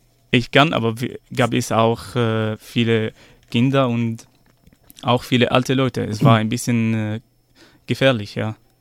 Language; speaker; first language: German; non-native, learner; Arabic